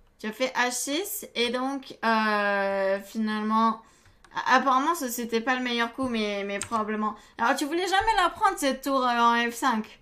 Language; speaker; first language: French; native; French